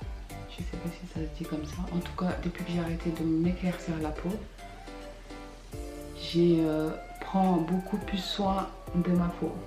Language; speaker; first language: French; early bilingual, other home language; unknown